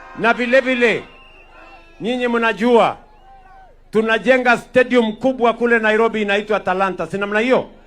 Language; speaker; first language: Swahili; non-native, local second language; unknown